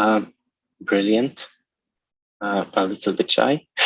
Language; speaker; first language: English; non-native, local second language; Arabic